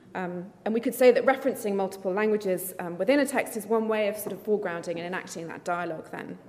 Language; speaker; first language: English; native; English